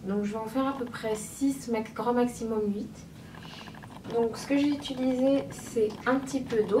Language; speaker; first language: French; native; French